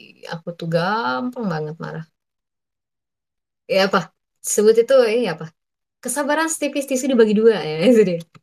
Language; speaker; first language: Indonesian; native; Indonesian